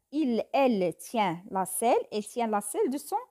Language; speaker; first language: French; non-native, local second language; Arabic